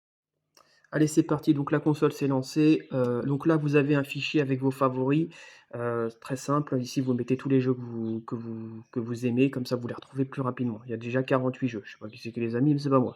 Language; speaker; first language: French; native; French